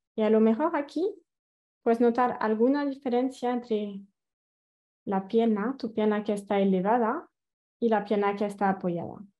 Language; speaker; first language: Spanish; non-native, fluent; French